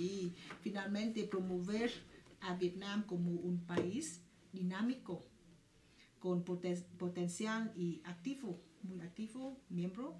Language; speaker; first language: Spanish; non-native, fluent; Vietnamese